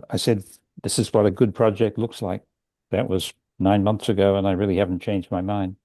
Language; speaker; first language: English; native; English